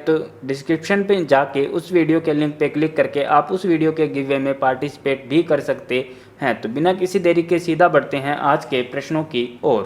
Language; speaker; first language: Hindi; native; Hindi